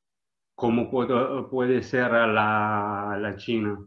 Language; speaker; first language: Spanish; non-native, learner; Italian